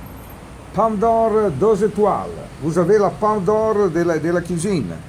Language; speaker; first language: French; non-native, learner; Italian